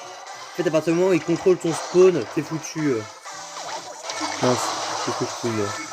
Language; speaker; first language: French; native; French